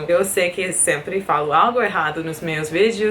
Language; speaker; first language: Portuguese; non-native, fluent; English